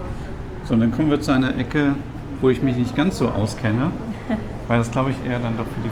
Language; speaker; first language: German; native; German